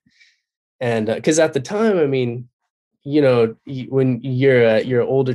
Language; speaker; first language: English; native; English